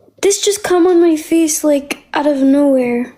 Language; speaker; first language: English; non-native, learner; Amharic